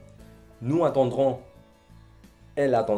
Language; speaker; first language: French; non-native, fluent; Spanish